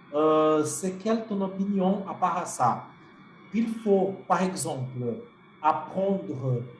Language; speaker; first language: French; non-native, fluent; Portuguese